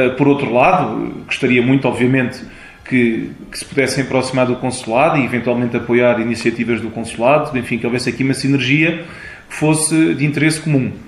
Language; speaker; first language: Portuguese; early bilingual, heritage; Portuguese